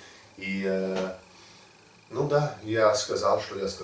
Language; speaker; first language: Russian; non-native, learner; English